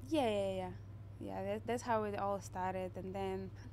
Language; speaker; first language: English; non-native, fluent; Russian